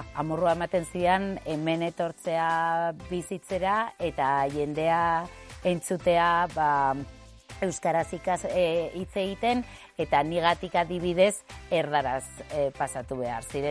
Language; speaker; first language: Basque; non-native, learner; Spanish